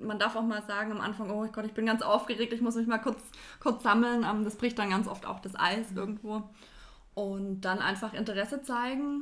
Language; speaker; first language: German; native; German